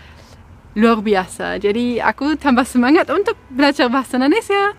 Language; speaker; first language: Indonesian; non-native, fluent; German